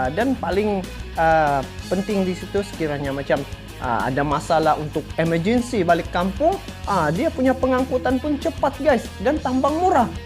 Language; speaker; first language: Malay; native; Malay